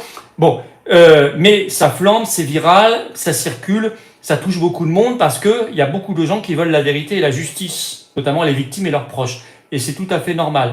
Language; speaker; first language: French; native; French